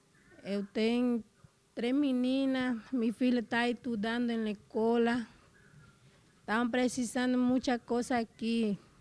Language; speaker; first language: Portuguese; non-native, learner; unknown